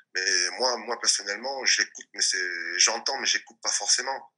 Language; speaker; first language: French; non-native, local second language; Réunion Creole French